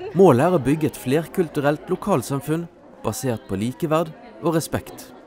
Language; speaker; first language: Norwegian; native; Norwegian